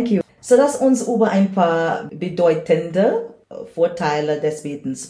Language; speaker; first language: German; non-native, learner; English